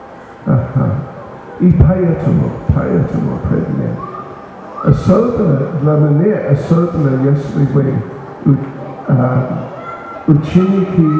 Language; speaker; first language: Russian; non-native, learner; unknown